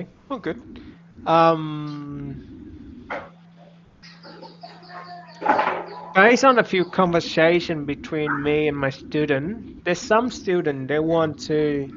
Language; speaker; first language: English; non-native, fluent; Vietnamese